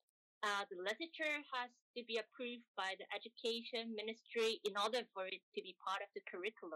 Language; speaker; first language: English; non-native, local second language; Cantonese